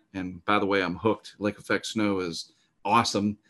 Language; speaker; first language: English; native; English